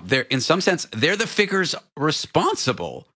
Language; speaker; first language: English; native; English